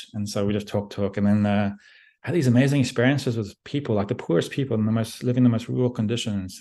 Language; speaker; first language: English; native; English